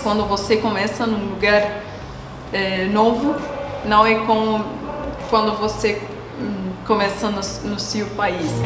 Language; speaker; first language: Portuguese; non-native, learner; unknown